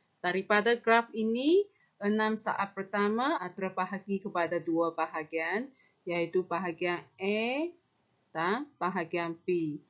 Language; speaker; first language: Malay; non-native, local second language; Chinese